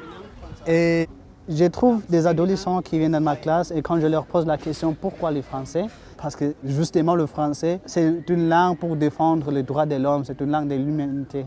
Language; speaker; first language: French; non-native, fluent; Zulu